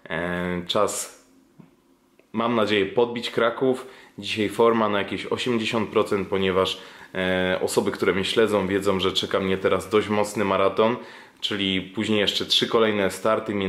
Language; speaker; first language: Polish; native; Polish